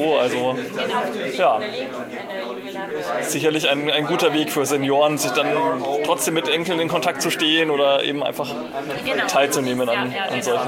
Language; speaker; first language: German; native; German